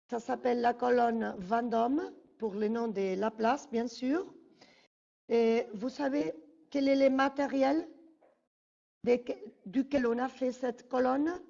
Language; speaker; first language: French; non-native, fluent; Spanish